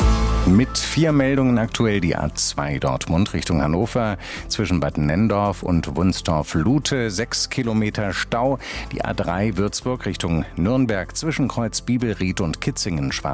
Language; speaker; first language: German; native; German